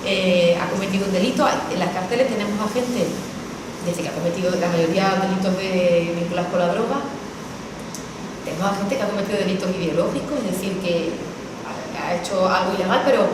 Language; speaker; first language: Spanish; native; Spanish